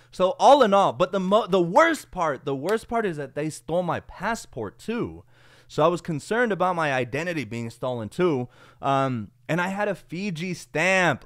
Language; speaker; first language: English; early bilingual, other home language; Spanish